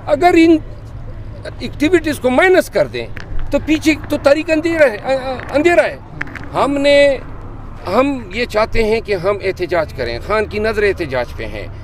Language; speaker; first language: Urdu; non-native, local second language; Pashto